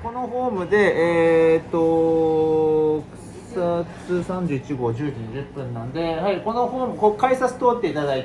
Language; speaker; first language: Japanese; native; Japanese